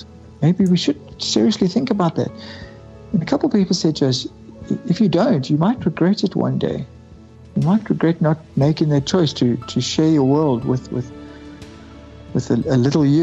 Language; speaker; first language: English; native; English